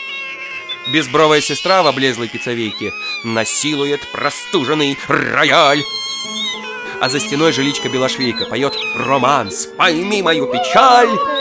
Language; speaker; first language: Russian; native; Russian